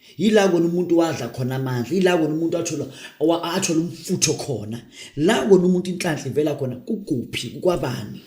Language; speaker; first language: Zulu; non-native, local second language; Northern Sotho